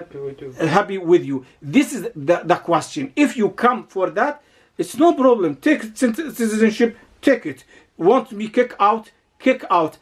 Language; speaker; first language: English; non-native, learner; Arabic